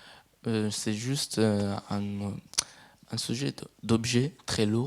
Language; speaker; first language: French; non-native, fluent; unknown